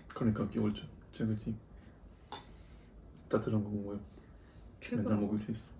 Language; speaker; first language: Korean; non-native, fluent; German